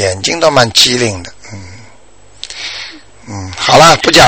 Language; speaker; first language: Chinese; native; Chinese